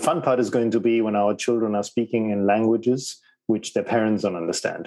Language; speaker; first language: English; non-native, fluent; German